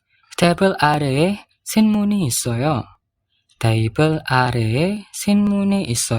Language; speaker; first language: Korean; non-native, fluent; Indonesian